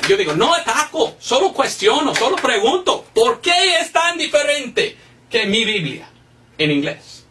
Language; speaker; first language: Spanish; non-native, fluent; English